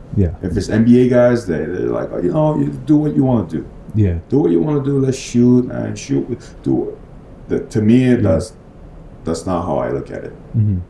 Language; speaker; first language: English; non-native, fluent; Korean